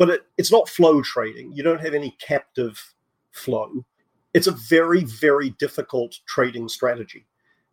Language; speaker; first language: English; native; English